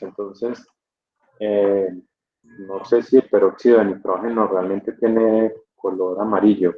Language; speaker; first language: Spanish; native; Spanish